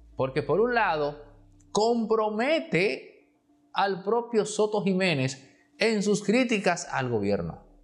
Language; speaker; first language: Spanish; native; Spanish